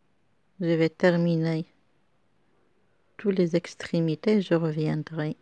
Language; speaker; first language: French; non-native, local second language; Arabic